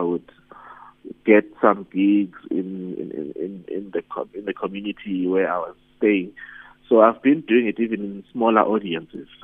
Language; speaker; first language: English; non-native, local second language; Zulu